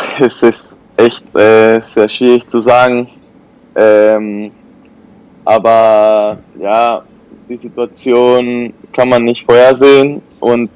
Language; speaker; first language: German; non-native, fluent; Spanish